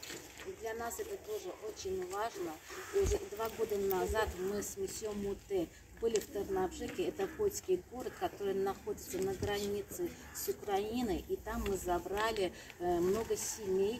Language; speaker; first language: Russian; non-native, fluent; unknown